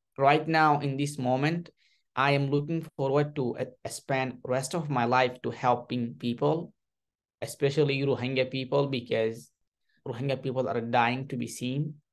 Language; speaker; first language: English; non-native, learner; Rohingya